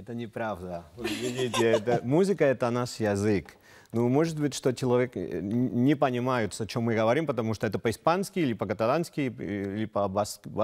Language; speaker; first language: Russian; non-native, learner; Spanish